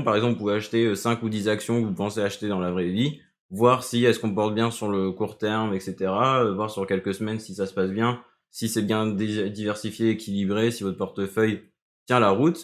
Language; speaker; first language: French; native; French